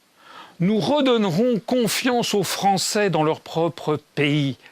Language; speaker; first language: French; native; French